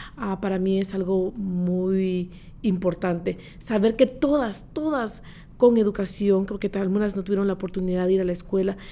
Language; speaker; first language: Spanish; native; Spanish